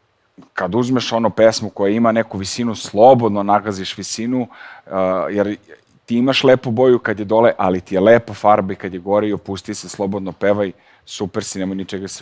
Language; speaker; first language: Serbian; native; Serbian